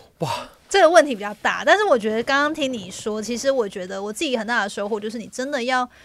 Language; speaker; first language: Chinese; native; Chinese